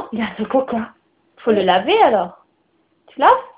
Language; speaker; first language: French; native; French